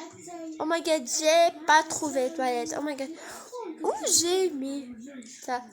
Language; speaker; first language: French; non-native, learner; Arabic